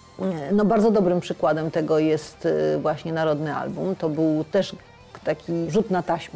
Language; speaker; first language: Polish; native; Polish